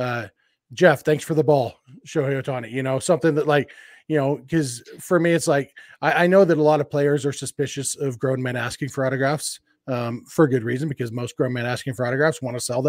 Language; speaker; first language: English; native; English